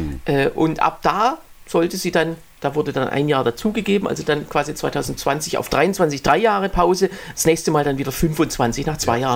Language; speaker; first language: German; native; German